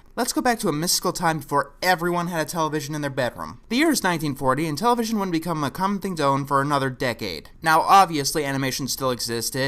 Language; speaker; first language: English; native; English